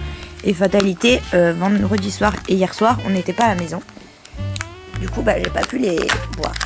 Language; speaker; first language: French; native; French